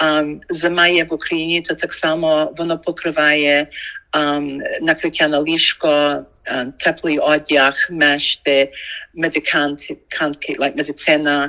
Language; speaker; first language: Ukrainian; early bilingual, heritage; Ukrainian